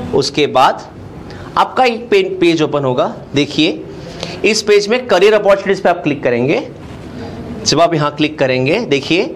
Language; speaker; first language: Hindi; non-native, local second language; Marathi